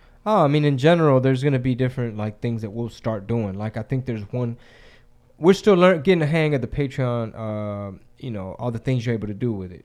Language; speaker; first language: English; early bilingual, other home language; Spanish